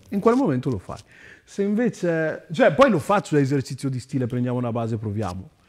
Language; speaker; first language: Italian; early bilingual, other home language; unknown